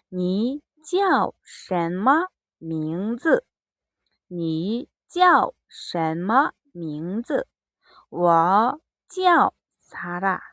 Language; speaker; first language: Chinese; non-native, fluent; Mongolian